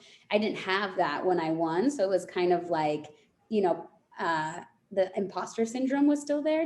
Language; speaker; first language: English; native; English